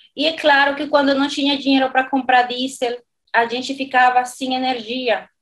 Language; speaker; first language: Portuguese; non-native, fluent; Spanish